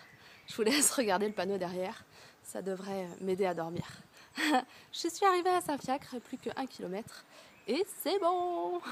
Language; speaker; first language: French; native; French